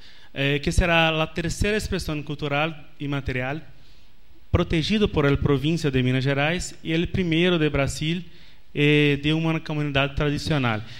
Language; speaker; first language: Spanish; non-native, learner; Portuguese